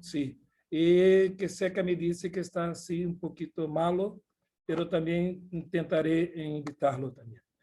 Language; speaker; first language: Spanish; non-native, learner; Portuguese